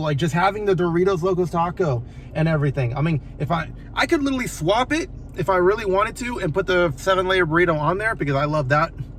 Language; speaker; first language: English; native; English